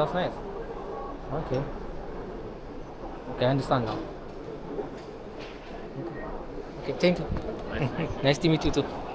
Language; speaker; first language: English; non-native, learner; Amharic